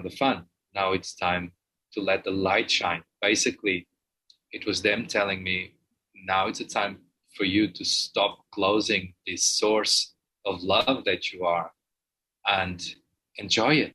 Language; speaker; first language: English; non-native, fluent; Portuguese